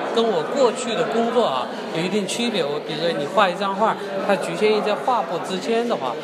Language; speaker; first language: Chinese; native; Chinese